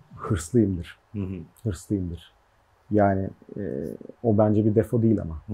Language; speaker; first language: Turkish; early bilingual, heritage; Turkish